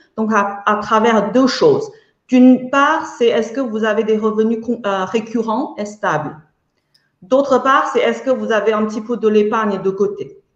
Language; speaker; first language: French; non-native, fluent; Chinese